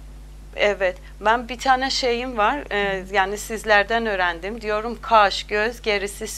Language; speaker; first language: Turkish; non-native, learner; Azerbaijani